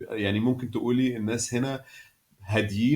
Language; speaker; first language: Arabic; native; Arabic